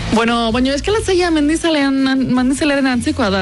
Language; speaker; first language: Basque; native; Basque